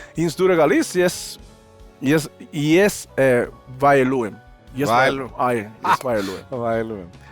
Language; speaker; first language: Armenian; non-native, learner; Spanish